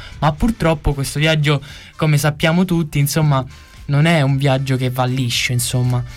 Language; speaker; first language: Italian; early bilingual, other home language; Romanian